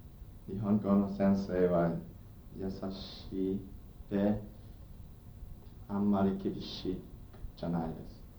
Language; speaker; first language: Japanese; non-native, learner; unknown